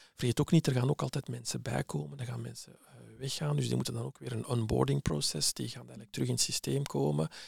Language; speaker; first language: Dutch; early bilingual, other home language; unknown